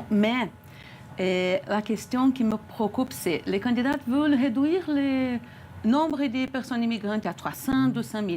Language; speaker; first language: French; non-native, fluent; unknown